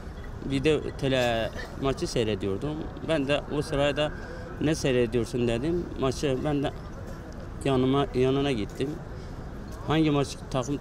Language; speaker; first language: Turkish; non-native, local second language; Kurdish